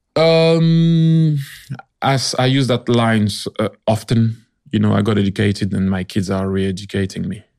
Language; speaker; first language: English; early bilingual, other home language; French